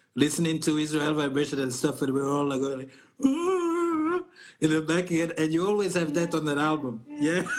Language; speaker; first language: English; non-native, fluent; Portuguese